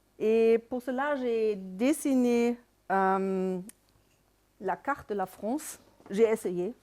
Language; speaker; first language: French; non-native, fluent; German